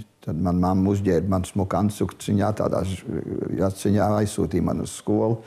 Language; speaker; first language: Latvian; early bilingual, heritage; Latvian